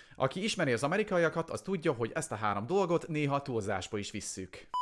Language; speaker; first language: Hungarian; non-native, fluent; English